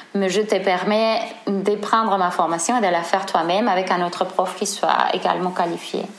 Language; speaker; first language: French; non-native, fluent; Spanish